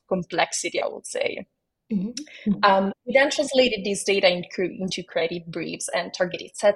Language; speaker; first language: English; non-native, fluent; Italian